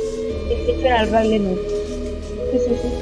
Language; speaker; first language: Catalan; non-native, local second language; Spanish